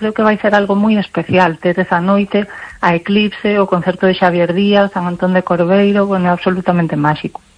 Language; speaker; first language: Galician; native; Galician